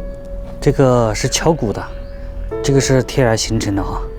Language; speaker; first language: Chinese; native; Chinese